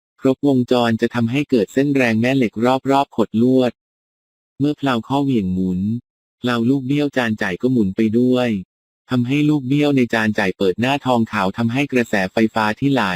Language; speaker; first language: Thai; native; Thai